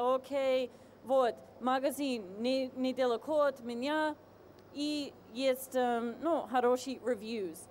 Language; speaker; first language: Russian; non-native, fluent; English